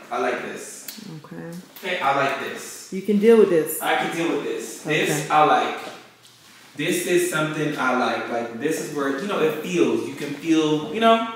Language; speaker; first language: English; native; English